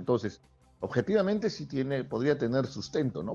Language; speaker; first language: Spanish; native; Spanish